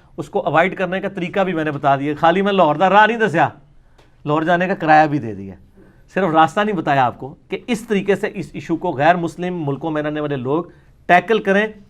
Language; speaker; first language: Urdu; non-native, local second language; Punjabi